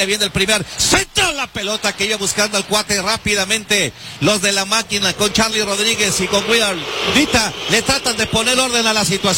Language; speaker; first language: Spanish; native; Spanish